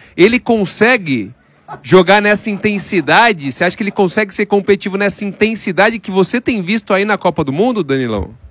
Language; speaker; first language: Portuguese; native; Portuguese